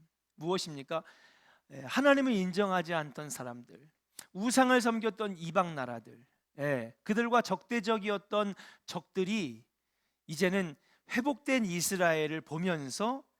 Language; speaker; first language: Korean; native; Korean